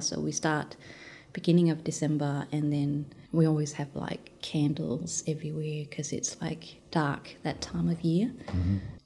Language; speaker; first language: English; non-native, fluent; Danish